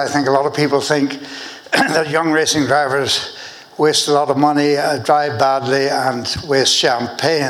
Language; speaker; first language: English; native; English